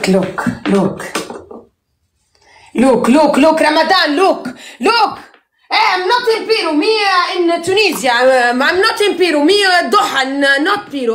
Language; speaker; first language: English; non-native, learner; Arabic